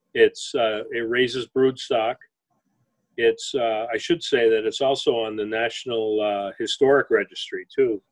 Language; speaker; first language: English; native; English